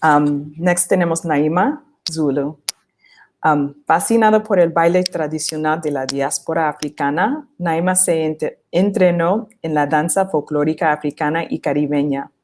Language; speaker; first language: Spanish; non-native, fluent; English